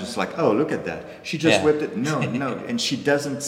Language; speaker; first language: English; non-native, fluent; French